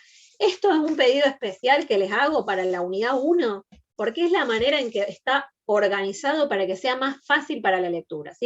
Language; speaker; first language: Spanish; native; Spanish